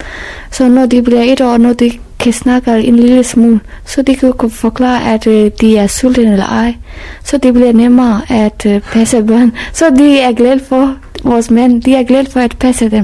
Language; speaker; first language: Danish; non-native, fluent; Persian